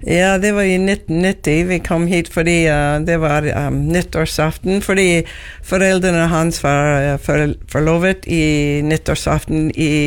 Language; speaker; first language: Norwegian; non-native, learner; English